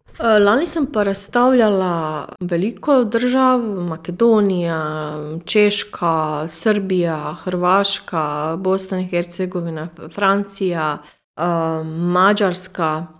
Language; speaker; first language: Slovenian; non-native, fluent; Croatian